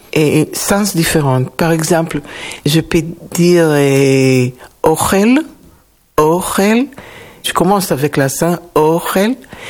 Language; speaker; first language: French; non-native, fluent; Hebrew